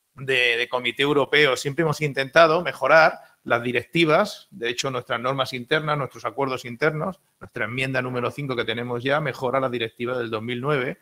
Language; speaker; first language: Spanish; native; Spanish